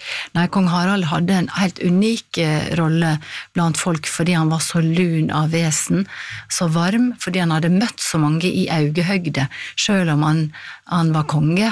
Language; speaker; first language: Norwegian; native; Norwegian